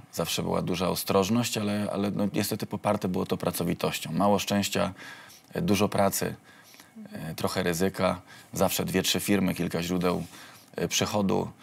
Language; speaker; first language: Polish; native; Polish